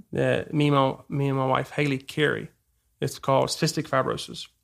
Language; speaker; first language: English; native; English